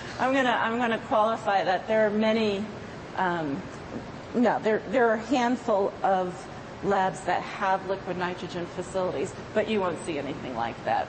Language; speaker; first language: English; native; English